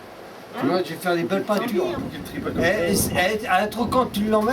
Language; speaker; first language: French; native; French